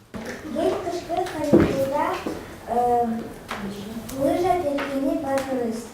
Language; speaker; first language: Kyrgyz; non-native, local second language; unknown